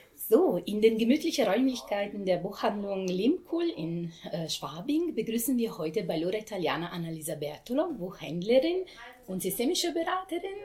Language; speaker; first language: German; non-native, fluent; Italian